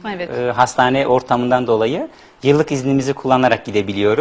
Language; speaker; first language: Turkish; native; Turkish